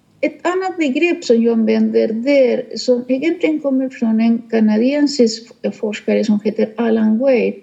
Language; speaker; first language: Swedish; non-native, fluent; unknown